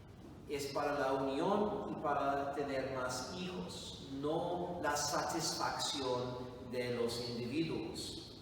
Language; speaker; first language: Spanish; non-native, fluent; English